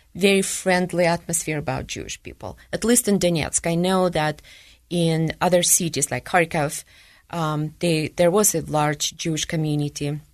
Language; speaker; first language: English; non-native, fluent; Ukrainian